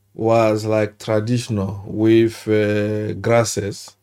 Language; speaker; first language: English; non-native, learner; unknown